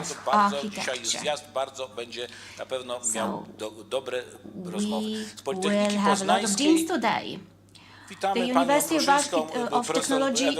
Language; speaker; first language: Polish; native; Polish